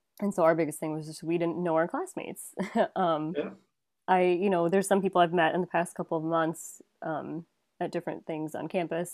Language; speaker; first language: English; native; English